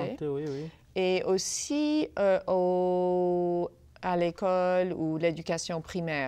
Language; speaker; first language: French; non-native, fluent; English